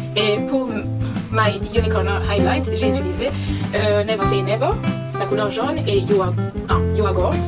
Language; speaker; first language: French; non-native, local second language; Rundi